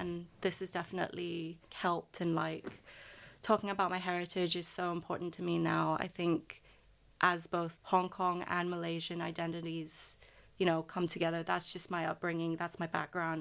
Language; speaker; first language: English; non-native, local second language; Cantonese